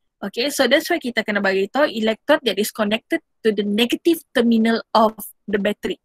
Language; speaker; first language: English; non-native, local second language; Malay